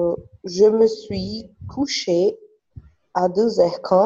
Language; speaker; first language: French; non-native, learner; Portuguese